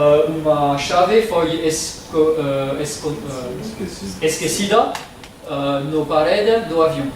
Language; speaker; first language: Portuguese; non-native, fluent; French